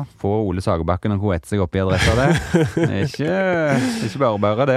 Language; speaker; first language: Norwegian; native; Norwegian